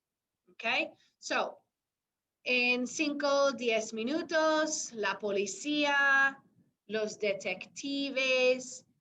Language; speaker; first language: Spanish; non-native, fluent; English